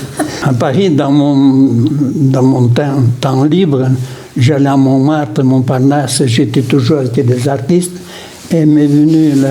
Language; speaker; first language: French; non-native, local second language; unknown